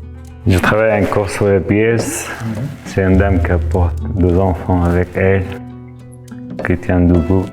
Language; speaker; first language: French; non-native, fluent; Arabic